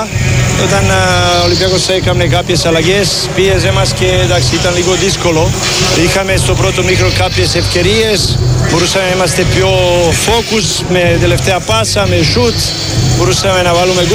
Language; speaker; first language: Greek; non-native, fluent; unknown